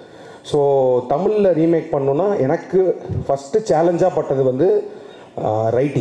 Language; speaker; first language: Tamil; native; Tamil